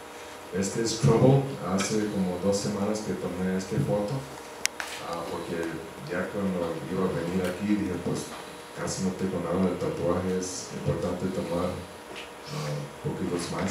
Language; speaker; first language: Spanish; early bilingual, heritage; Spanish